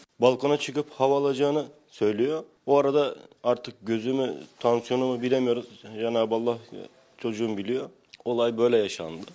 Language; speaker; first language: Turkish; native; Turkish